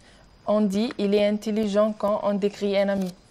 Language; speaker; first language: French; non-native, learner; Arabic